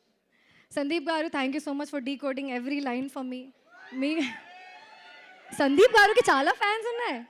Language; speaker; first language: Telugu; non-native, learner; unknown